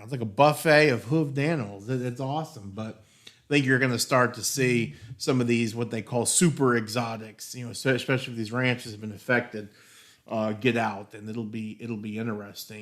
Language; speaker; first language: English; native; English